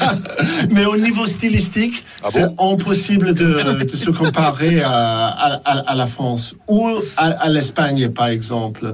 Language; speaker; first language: French; non-native, fluent; English